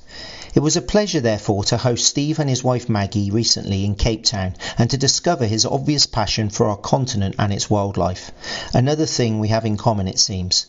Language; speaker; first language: English; native; English